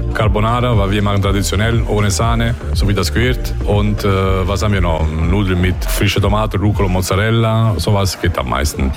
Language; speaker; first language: German; non-native, fluent; Italian